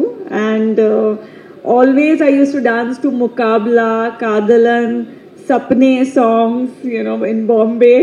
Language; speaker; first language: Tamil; non-native, fluent; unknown